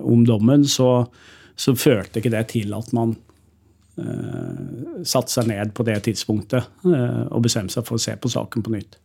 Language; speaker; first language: Norwegian; native; Norwegian